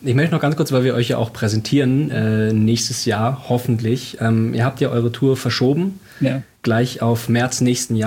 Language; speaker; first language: German; native; German